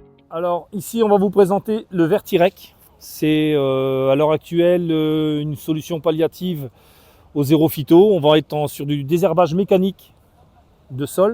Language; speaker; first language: French; native; French